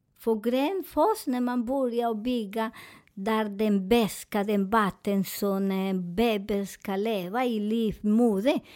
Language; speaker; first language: Swedish; non-native, fluent; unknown